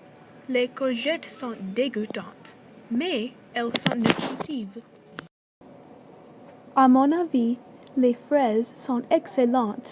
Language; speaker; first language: French; non-native, learner; English